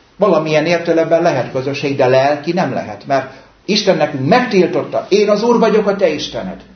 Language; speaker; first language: Hungarian; native; Hungarian